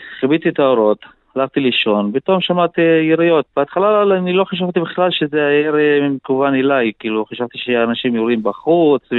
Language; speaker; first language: Hebrew; non-native, local second language; Arabic